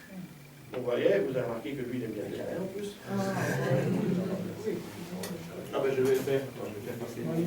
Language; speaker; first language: French; native; French